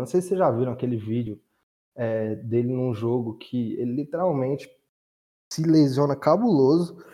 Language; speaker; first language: Portuguese; native; Portuguese